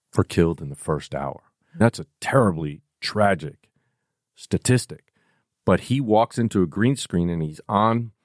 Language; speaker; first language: English; native; English